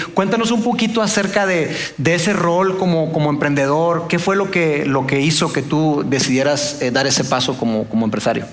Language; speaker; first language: Spanish; native; Spanish